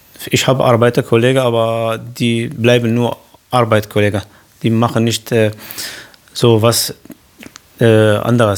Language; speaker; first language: German; non-native, learner; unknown